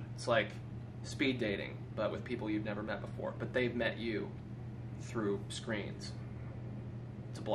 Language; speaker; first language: English; native; English